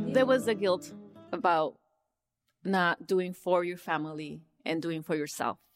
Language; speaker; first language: English; early bilingual, other home language; Spanish